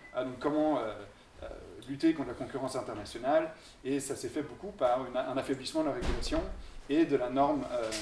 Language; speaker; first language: French; native; French